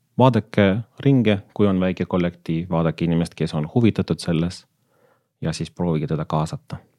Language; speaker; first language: Estonian; non-native, local second language; Russian